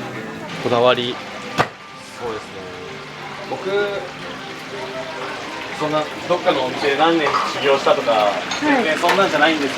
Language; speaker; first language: Japanese; native; Japanese